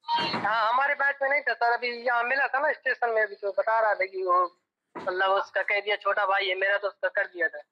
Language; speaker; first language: Hindi; native; Hindi